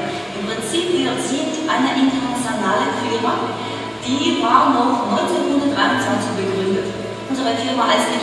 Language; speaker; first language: German; non-native, fluent; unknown